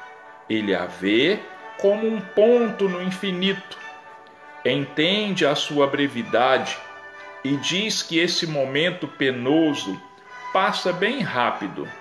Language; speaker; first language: Portuguese; native; Portuguese